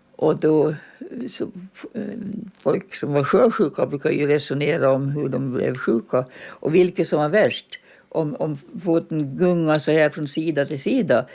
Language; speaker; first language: Swedish; native; Swedish